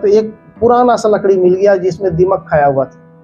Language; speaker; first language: Hindi; native; Hindi